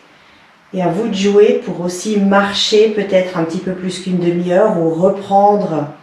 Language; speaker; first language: French; native; French